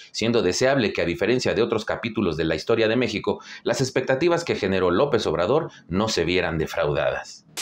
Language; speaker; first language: Spanish; native; Spanish